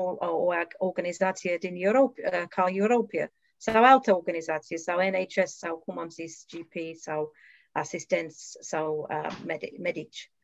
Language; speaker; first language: Romanian; non-native, learner; English